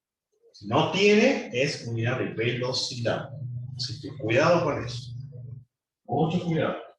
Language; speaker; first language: Spanish; native; Spanish